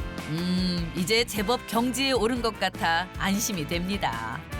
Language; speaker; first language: Korean; native; Korean